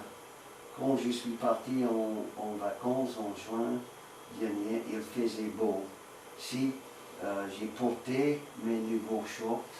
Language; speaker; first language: French; non-native, learner; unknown